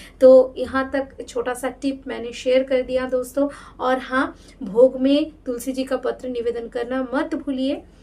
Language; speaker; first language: Hindi; non-native, local second language; Bangla